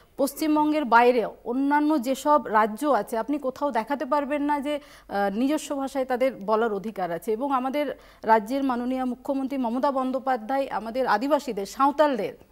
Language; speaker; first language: Bangla; non-native, local second language; Santali